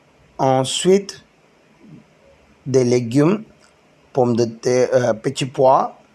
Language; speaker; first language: French; non-native, learner; Tamil